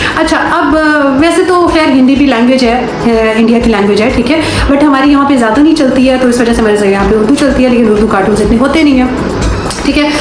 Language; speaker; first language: Urdu; native; Urdu